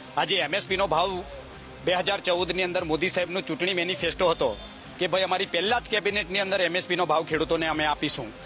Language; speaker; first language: Gujarati; native; Gujarati